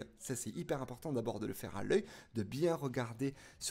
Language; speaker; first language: French; native; French